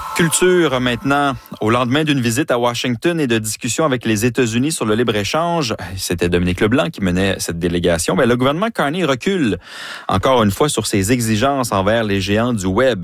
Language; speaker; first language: French; native; French